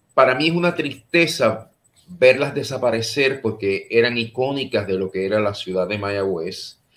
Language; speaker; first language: Spanish; native; Spanish